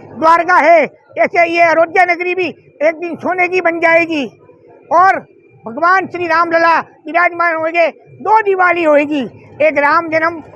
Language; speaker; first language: Hindi; native; Hindi